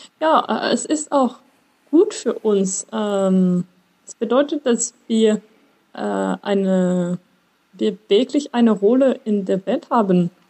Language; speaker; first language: German; non-native, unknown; French